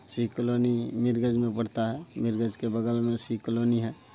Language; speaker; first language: Hindi; native; Hindi